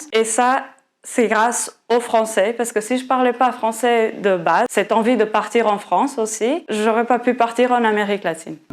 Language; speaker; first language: French; non-native, fluent; Portuguese